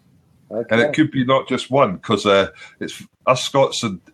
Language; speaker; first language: English; native; English